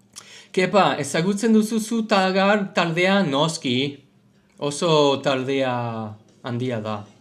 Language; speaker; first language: Basque; non-native, learner; English